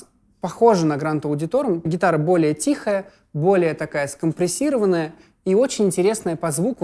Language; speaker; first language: Russian; native; Russian